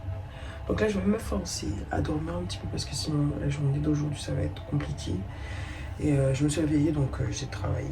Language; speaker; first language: French; native; French